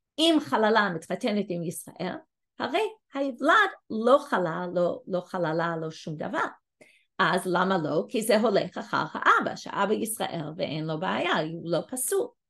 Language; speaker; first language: Hebrew; non-native, fluent; English